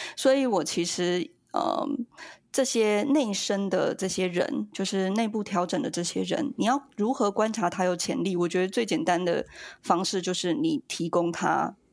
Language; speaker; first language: Chinese; native; Chinese